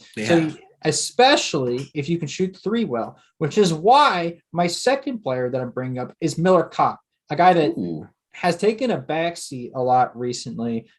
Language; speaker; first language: English; native; English